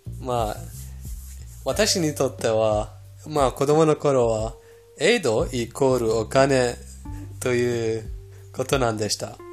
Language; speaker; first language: Japanese; non-native, fluent; Persian